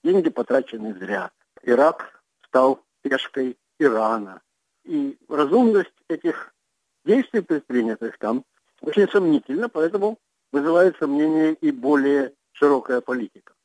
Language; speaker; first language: Russian; native; Russian